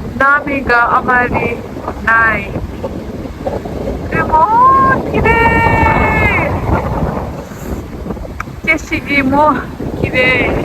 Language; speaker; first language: Japanese; non-native, learner; Nepali